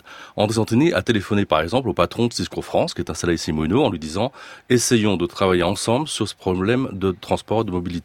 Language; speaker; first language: French; native; French